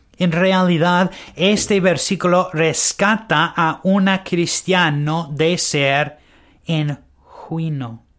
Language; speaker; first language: Spanish; non-native, learner; English